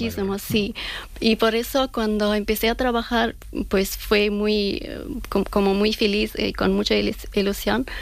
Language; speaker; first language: Spanish; non-native, fluent; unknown